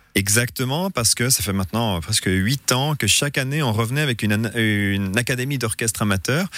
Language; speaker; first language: French; native; French